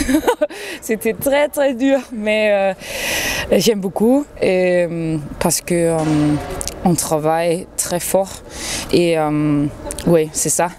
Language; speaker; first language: French; non-native, learner; Danish